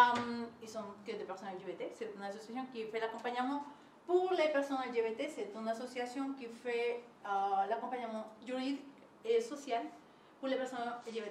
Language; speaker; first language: French; non-native, learner; Spanish